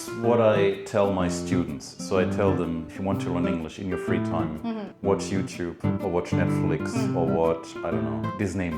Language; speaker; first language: English; non-native, fluent; German